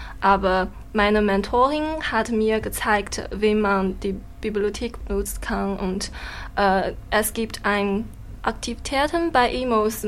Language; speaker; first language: German; non-native, learner; Chinese